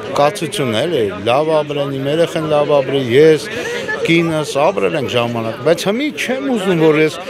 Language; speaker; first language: Armenian; native; Armenian